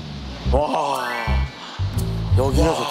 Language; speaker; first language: Korean; native; Korean